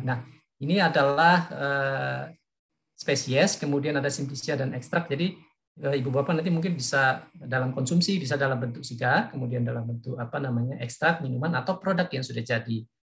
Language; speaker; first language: Indonesian; native; Indonesian